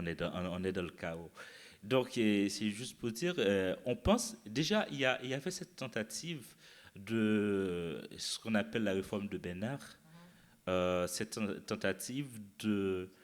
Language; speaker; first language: French; non-native, local second language; Haitian Creole